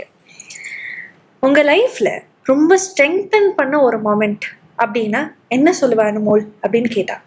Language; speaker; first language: Tamil; native; Tamil